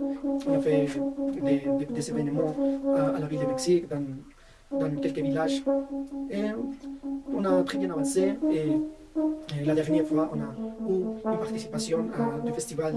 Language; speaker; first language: French; non-native, fluent; Spanish